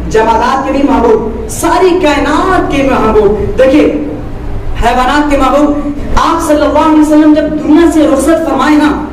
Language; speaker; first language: Urdu; native; Urdu